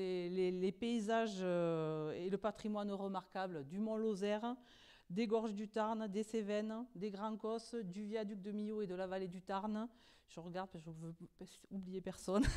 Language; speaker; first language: French; native; French